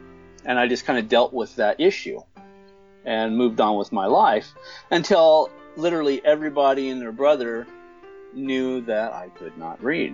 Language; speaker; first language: English; native; English